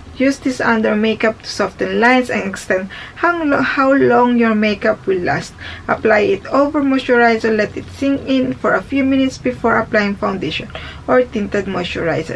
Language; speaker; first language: English; non-native, fluent; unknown